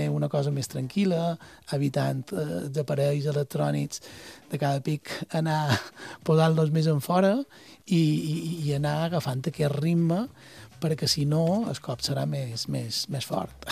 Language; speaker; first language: Catalan; native; Catalan